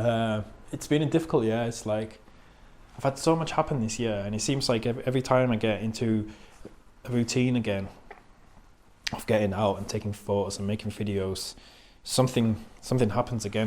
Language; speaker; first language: English; native; English